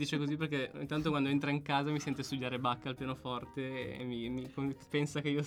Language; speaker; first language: Italian; native; Italian